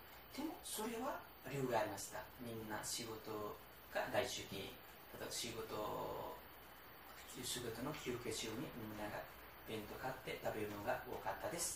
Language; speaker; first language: Japanese; non-native, learner; Nepali